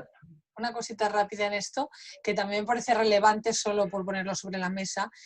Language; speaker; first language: Catalan; non-native, fluent; Spanish